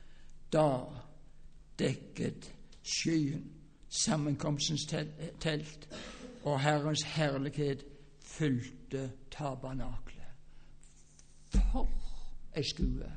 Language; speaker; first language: Norwegian; native; Norwegian